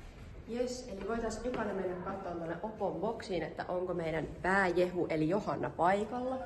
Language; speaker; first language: Finnish; native; Finnish